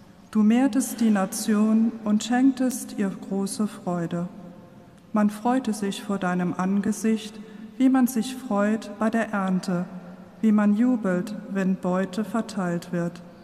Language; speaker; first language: German; non-native, local second language; Luxembourgish